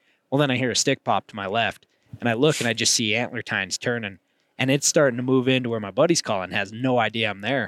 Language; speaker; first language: English; native; English